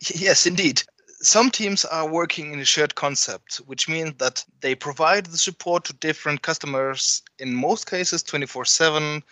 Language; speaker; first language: English; non-native, fluent; French